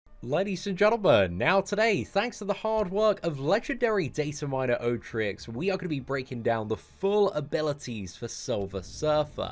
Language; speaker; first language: English; native; English